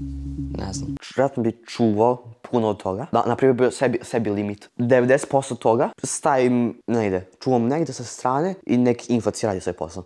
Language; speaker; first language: Serbian; early bilingual, heritage; Serbian